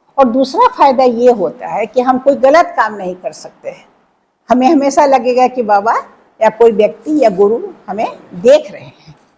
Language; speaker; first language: Hindi; native; Hindi